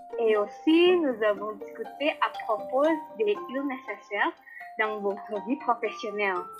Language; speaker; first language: French; non-native, learner; Indonesian